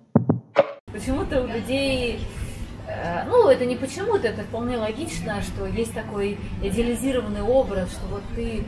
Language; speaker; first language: Russian; native; Russian